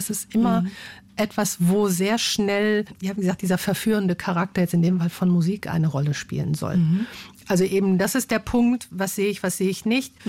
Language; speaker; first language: German; native; German